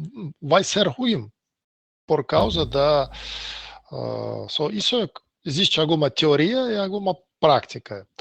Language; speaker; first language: Portuguese; non-native, learner; Russian